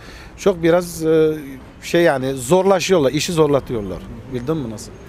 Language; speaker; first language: Turkish; early bilingual, heritage; Armenian